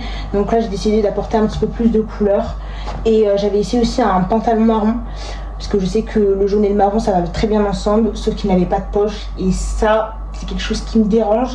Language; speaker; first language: French; native; French